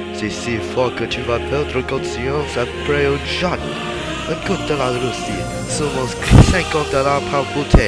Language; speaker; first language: French; non-native, learner; English